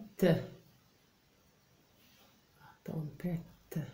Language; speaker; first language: French; non-native, local second language; Arabic